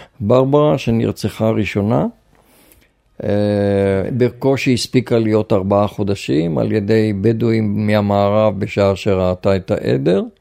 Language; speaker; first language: Hebrew; native; Hebrew